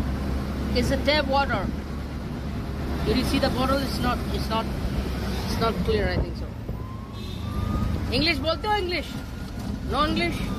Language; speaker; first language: English; non-native, learner; Hindi